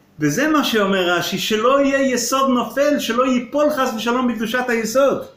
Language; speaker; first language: Hebrew; non-native, local second language; Yiddish